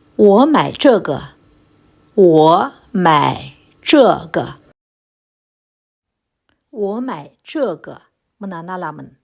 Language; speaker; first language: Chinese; non-native, fluent; Kazakh